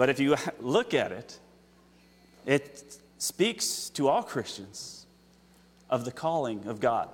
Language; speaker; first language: English; native; English